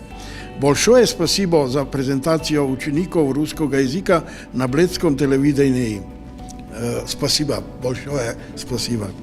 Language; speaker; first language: Russian; non-native, learner; Slovenian